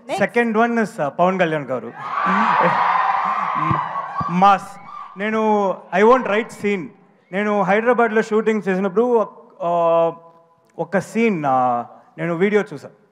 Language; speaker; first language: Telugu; non-native, learner; Tamil